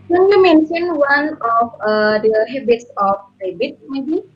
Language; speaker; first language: English; non-native, learner; Indonesian